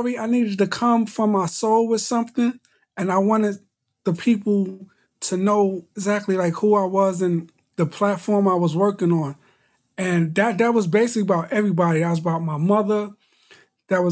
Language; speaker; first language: English; native; English